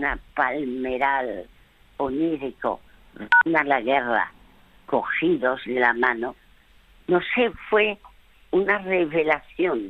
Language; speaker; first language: Spanish; early bilingual, other home language; French